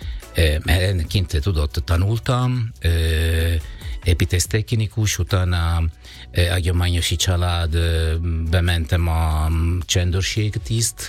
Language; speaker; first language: Hungarian; non-native, learner; Italian